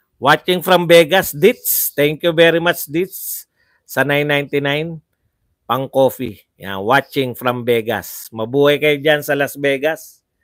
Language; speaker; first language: Filipino; native; Filipino